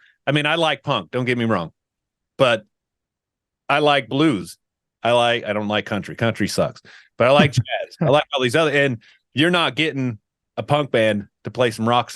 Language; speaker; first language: English; native; English